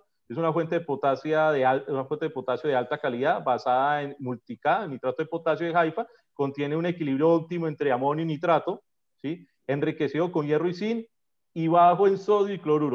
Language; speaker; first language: Spanish; native; Spanish